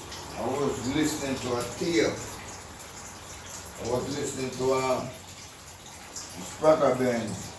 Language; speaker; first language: English; non-native, local second language; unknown